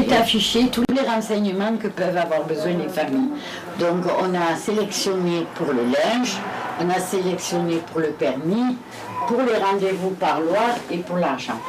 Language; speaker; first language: French; native; French